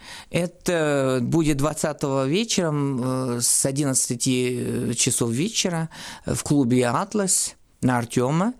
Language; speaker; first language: Russian; non-native, fluent; French